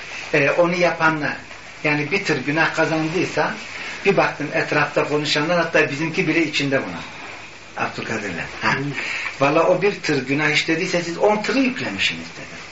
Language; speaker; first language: Turkish; native; Turkish